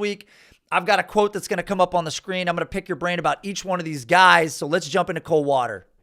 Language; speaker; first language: English; native; English